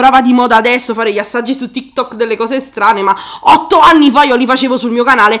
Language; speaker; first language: Italian; native; Italian